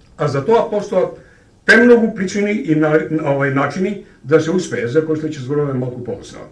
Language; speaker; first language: Macedonian; native; Macedonian